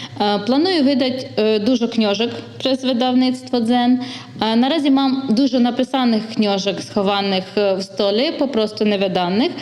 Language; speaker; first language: Polish; non-native, learner; Ukrainian